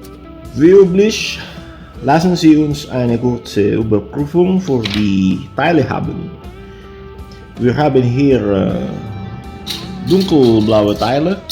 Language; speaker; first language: German; non-native, learner; Filipino